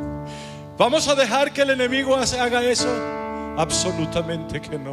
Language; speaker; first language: Spanish; native; Spanish